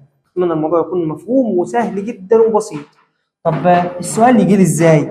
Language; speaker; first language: Arabic; native; Arabic